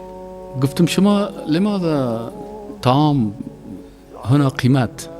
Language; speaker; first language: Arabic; non-native, learner; Persian